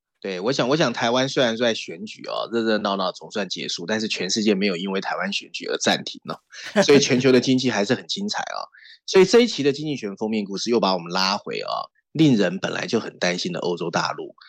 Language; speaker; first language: Chinese; native; Chinese